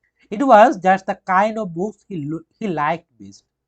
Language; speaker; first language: English; non-native, local second language; Bangla